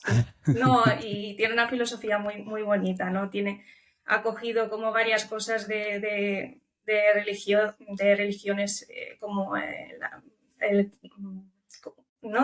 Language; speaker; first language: Spanish; early bilingual, other home language; Romanian